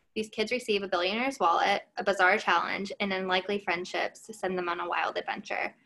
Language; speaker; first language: English; native; English